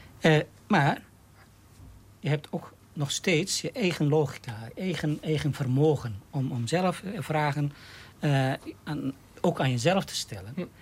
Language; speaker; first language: Dutch; non-native, fluent; Turkish